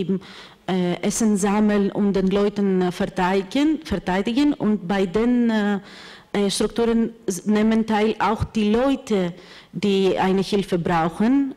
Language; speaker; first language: German; non-native, fluent; Greek